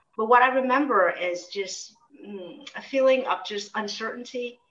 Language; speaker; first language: English; early bilingual, other home language; Vietnamese